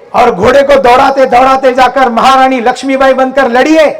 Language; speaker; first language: Hindi; non-native, local second language; Marathi